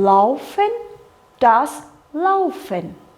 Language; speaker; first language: German; non-native, fluent; Kyrgyz